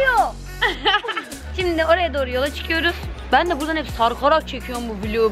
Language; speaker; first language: Turkish; native; Turkish